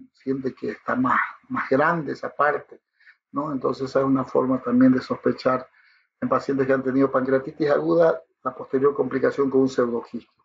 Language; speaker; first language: Spanish; native; Spanish